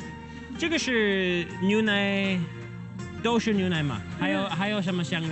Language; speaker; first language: Chinese; non-native, fluent; English